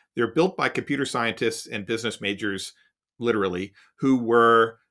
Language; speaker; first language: English; native; English